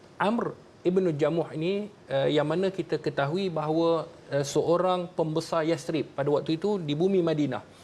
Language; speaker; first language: Malay; native; Malay